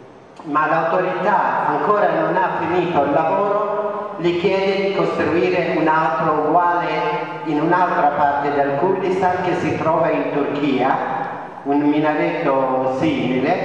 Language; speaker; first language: Italian; non-native, fluent; Central Kurdish